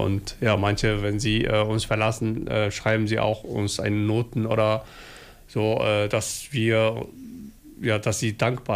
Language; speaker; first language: German; non-native, learner; Somali